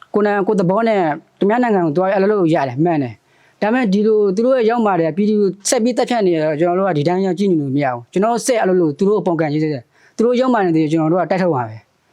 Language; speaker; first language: Burmese; non-native, local second language; Karen languages